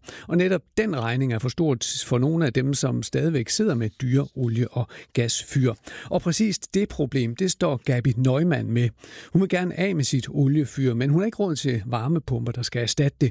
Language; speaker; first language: Danish; native; Danish